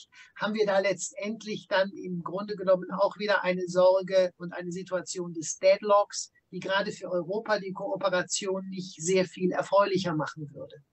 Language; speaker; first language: German; native; German